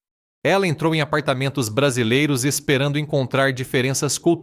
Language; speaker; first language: Portuguese; native; Portuguese